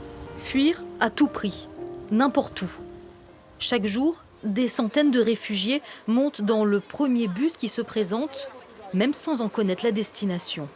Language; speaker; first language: French; native; French